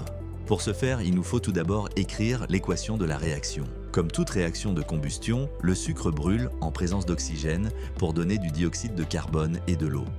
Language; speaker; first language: French; native; French